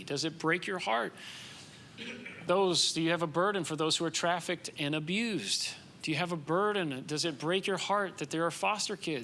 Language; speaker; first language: English; native; English